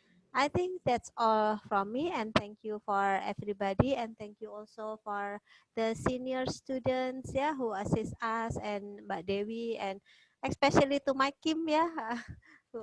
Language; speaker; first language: English; non-native, fluent; Indonesian